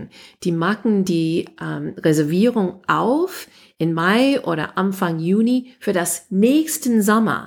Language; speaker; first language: German; non-native, fluent; English